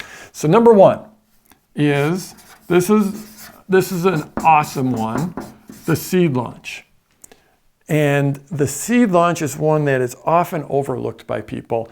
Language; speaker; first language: English; native; English